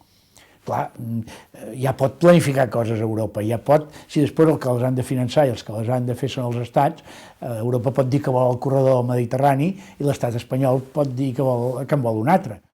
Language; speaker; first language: Catalan; native; Catalan